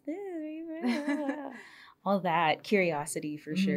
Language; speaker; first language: English; native; English